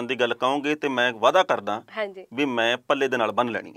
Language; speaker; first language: Punjabi; native; Punjabi